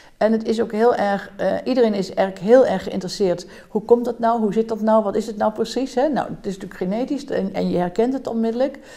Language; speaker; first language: Dutch; native; Dutch